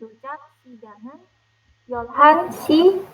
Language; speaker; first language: Korean; non-native, learner; Indonesian